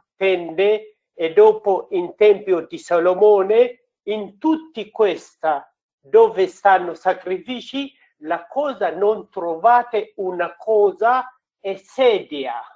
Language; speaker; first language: Italian; non-native, learner; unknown